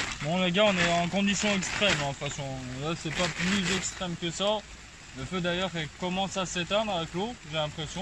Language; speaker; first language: French; native; French